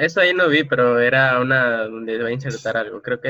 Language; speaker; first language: Spanish; native; Spanish